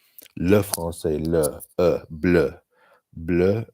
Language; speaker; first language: French; non-native, learner; English